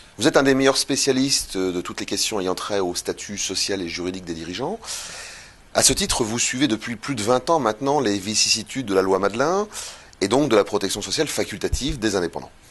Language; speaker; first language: French; native; French